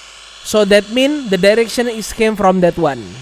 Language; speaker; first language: English; non-native, learner; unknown